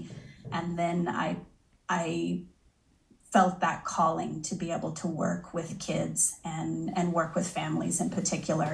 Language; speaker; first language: English; native; English